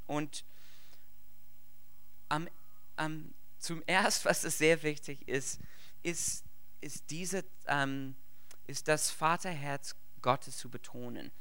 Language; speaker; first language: German; non-native, fluent; English